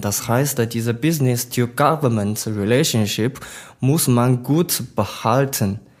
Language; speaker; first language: German; non-native, learner; Chinese